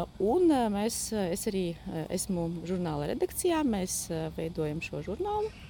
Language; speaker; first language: Latvian; non-native, local second language; Polish